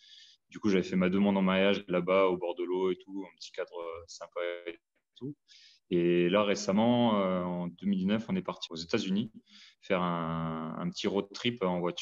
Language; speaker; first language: French; native; French